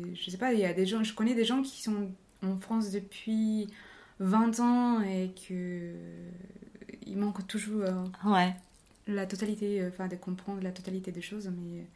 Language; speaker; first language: French; non-native, fluent; Spanish